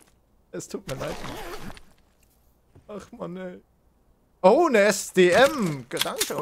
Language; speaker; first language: German; native; German